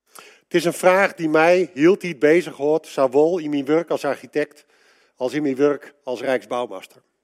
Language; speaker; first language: Dutch; native; Dutch